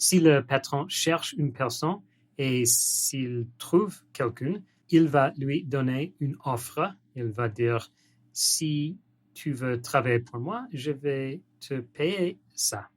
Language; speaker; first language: French; non-native, learner; English